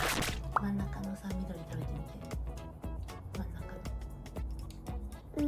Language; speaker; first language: Japanese; native; Japanese